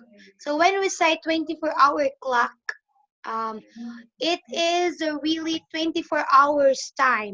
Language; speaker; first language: English; non-native, fluent; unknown